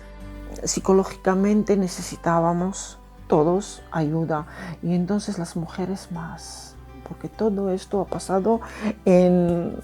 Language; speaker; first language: Spanish; non-native, fluent; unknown